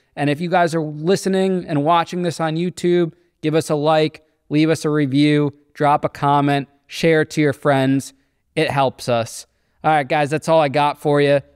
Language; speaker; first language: English; native; English